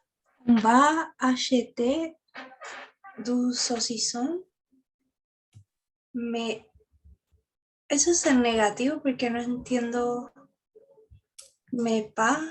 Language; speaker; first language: French; non-native, learner; Spanish